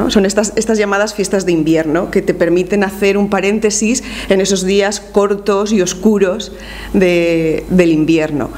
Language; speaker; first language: Spanish; native; Spanish